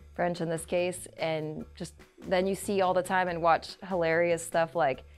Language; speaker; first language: English; native; English